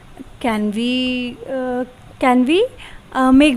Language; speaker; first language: English; non-native, learner; Hindi